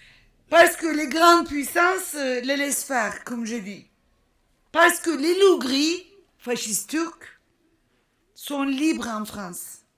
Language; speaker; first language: French; non-native, fluent; Turkish